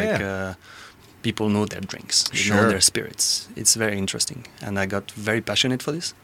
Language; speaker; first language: English; non-native, fluent; French